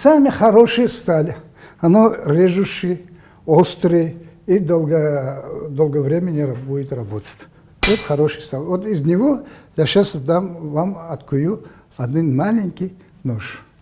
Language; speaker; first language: Russian; non-native, local second language; Uzbek